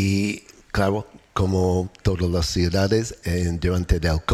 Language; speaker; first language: Spanish; non-native, learner; English